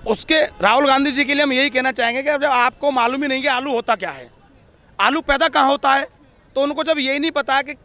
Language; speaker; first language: Hindi; native; Hindi